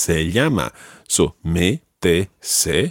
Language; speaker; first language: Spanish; non-native, fluent; English